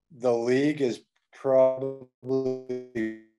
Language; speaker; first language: English; native; English